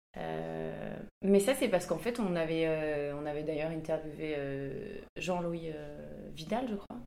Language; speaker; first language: French; native; French